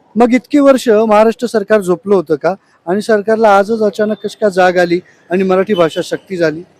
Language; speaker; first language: Marathi; non-native, local second language; Hindi